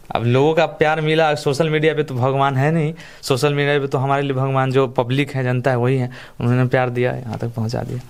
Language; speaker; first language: Hindi; native; Hindi